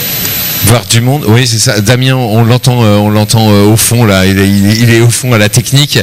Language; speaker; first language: French; native; French